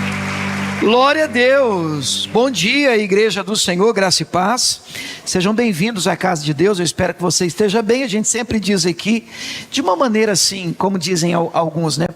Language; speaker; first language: Portuguese; native; Portuguese